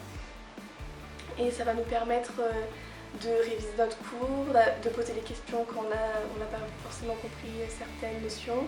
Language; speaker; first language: French; native; French